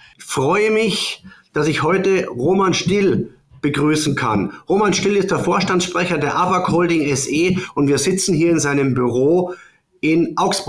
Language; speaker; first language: German; native; German